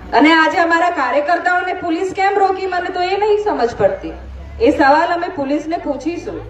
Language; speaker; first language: Gujarati; non-native, local second language; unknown